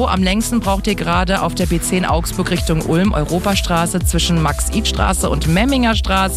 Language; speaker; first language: German; native; German